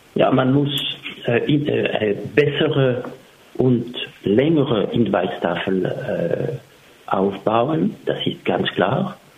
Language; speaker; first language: German; non-native, fluent; French